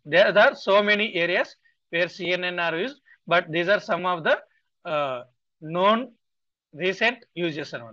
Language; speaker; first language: English; non-native, local second language; Telugu